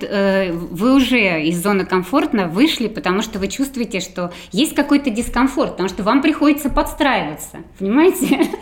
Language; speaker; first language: Russian; native; Russian